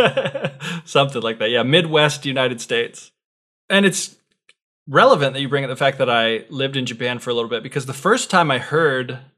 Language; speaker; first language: English; native; English